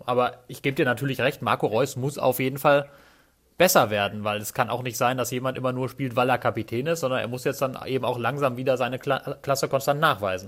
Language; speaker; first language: German; native; German